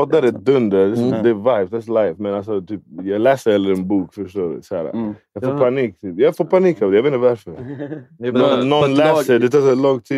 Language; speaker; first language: Swedish; native; Swedish